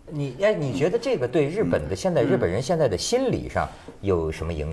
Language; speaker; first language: Chinese; native; Chinese